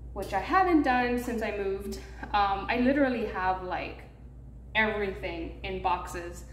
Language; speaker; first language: English; native; English